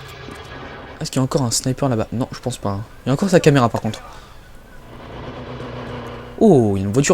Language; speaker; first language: French; native; French